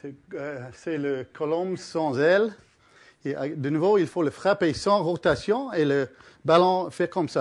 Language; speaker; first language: French; early bilingual, heritage; English